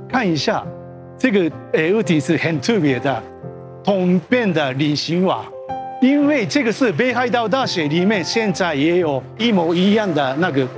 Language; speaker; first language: Chinese; non-native, learner; Japanese